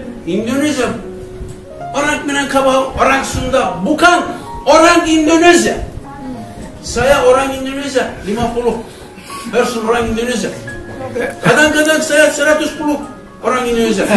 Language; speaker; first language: Indonesian; non-native, learner; Turkish